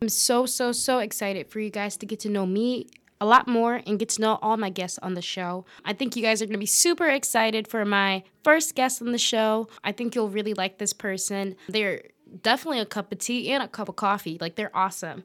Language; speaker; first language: English; native; English